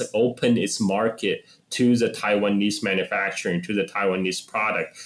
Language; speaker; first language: English; non-native, fluent; Chinese